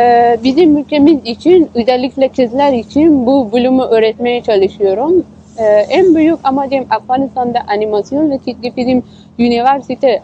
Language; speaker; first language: Turkish; non-native, fluent; Persian